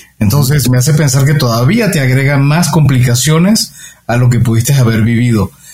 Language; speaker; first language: Spanish; native; Spanish